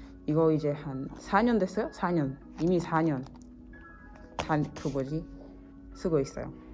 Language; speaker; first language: Korean; non-native, fluent; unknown